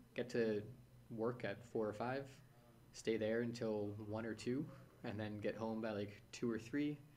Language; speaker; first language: English; native; English